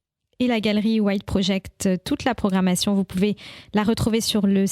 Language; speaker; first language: French; native; French